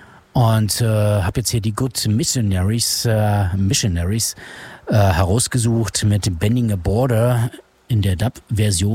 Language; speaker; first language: German; native; German